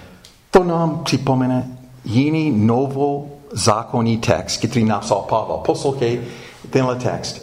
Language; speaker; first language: Czech; non-native, fluent; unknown